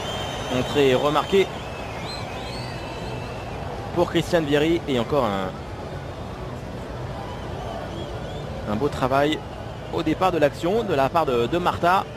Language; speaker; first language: French; native; French